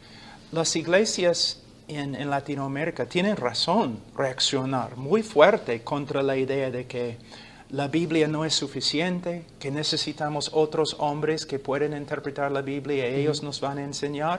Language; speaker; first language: Spanish; non-native, fluent; English